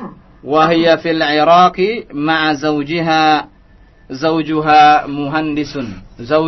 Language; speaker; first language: Arabic; non-native, fluent; Indonesian